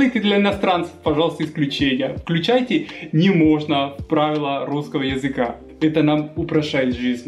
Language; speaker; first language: Russian; non-native, fluent; Spanish